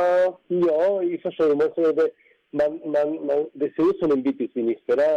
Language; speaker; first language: Swedish; non-native, fluent; Spanish